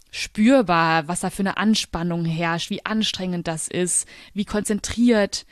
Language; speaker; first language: German; native; German